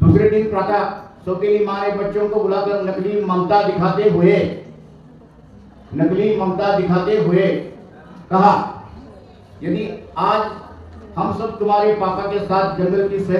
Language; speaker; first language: Hindi; non-native, local second language; Marathi